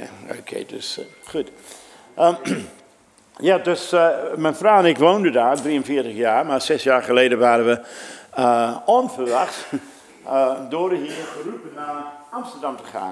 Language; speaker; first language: Dutch; non-native, fluent; English